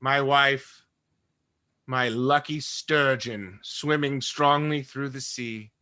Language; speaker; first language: English; native; English